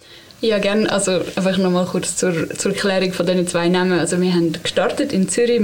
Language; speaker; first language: German; native; German